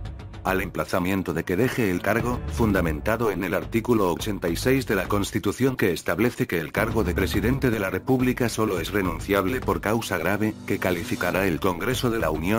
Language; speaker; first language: Spanish; native; Spanish